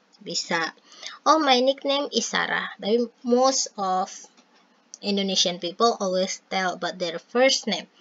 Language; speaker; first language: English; non-native, fluent; Indonesian